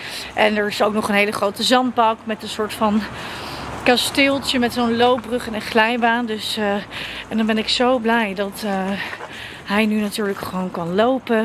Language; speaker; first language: Dutch; native; Dutch